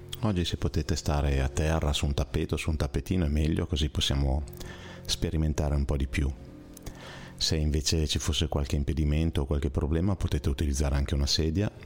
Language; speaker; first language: Italian; native; Italian